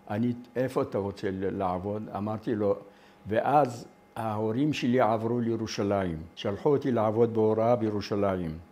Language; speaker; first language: Hebrew; non-native, fluent; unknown